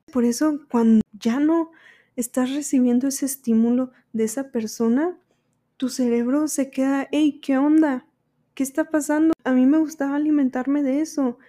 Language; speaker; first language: Spanish; early bilingual, heritage; Spanish